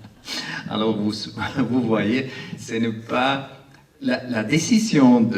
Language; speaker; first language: French; non-native, local second language; Arabic